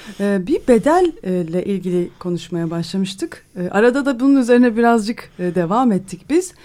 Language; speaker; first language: Turkish; native; Turkish